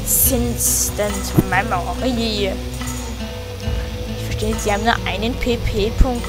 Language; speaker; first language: German; native; German